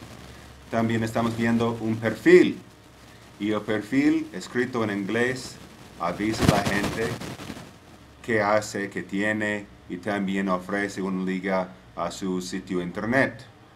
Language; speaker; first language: Spanish; non-native, fluent; English